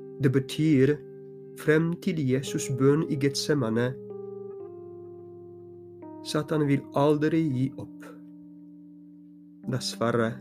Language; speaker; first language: Norwegian; non-native, fluent; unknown